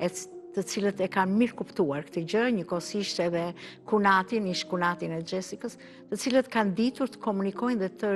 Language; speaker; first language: Albanian; native; Albanian